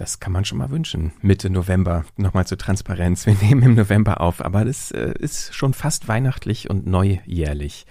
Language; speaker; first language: German; native; German